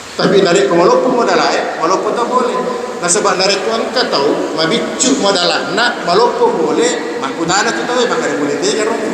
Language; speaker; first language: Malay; non-native, local second language; Buginese